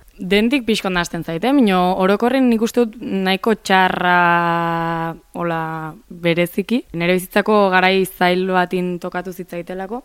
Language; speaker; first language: Basque; native; Basque